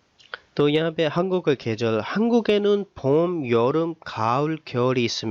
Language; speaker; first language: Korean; non-native, fluent; Urdu